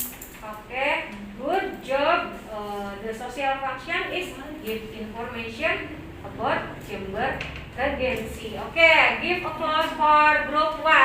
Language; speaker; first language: English; non-native, learner; Indonesian